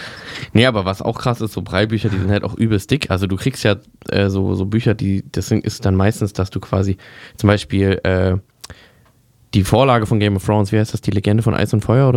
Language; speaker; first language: German; native; German